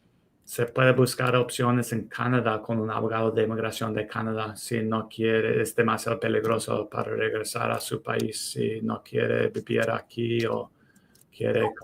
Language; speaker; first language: Spanish; non-native, fluent; English